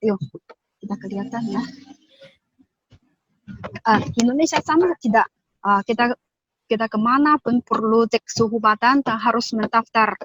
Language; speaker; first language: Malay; non-native, learner; Chinese